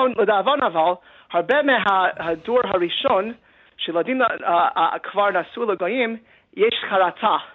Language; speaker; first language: Hebrew; non-native, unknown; English